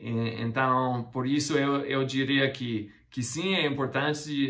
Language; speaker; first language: Portuguese; non-native, fluent; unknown